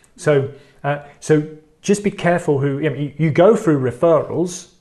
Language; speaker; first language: English; native; English